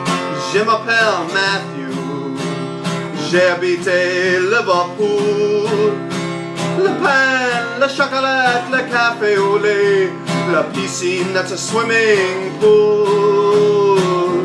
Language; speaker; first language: French; non-native, learner; English